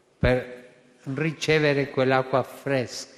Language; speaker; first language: Italian; non-native, fluent; Spanish